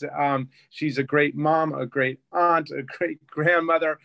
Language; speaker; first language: English; native; English